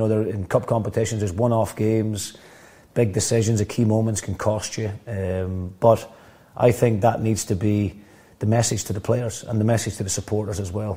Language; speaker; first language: English; native; English